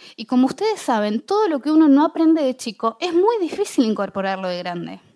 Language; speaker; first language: Spanish; native; Spanish